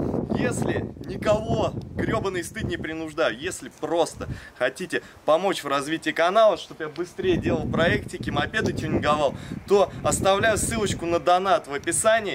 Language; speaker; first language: Russian; native; Russian